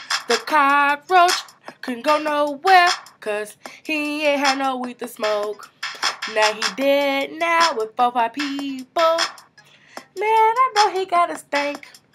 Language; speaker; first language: English; native; English